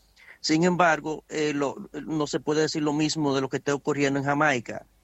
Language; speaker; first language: Spanish; native; Spanish